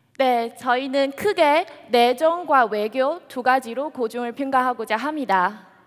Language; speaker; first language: Korean; non-native, fluent; Chinese